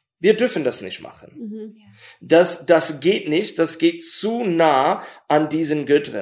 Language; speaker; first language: German; non-native, learner; English